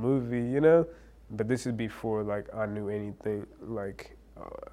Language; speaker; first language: English; early bilingual, other home language; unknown